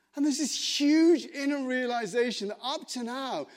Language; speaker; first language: English; native; English